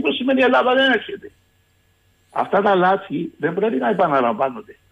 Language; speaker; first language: Greek; native; Greek